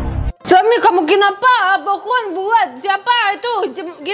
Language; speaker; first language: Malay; non-native, learner; Russian